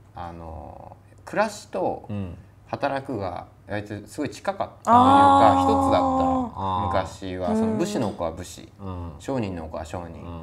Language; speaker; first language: Japanese; native; Japanese